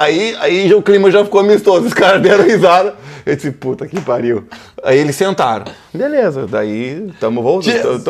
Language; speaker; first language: Portuguese; native; Portuguese